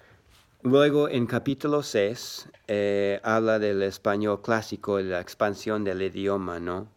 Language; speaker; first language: Spanish; non-native, learner; English